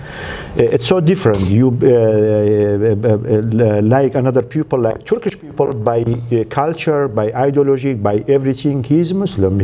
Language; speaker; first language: English; non-native, learner; Central Kurdish